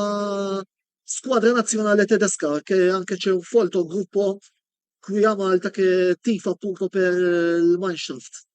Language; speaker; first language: Italian; non-native, fluent; Maltese